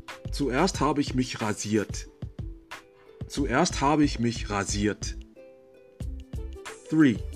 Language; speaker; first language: German; non-native, fluent; English